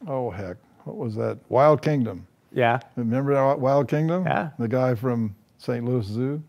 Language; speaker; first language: English; native; English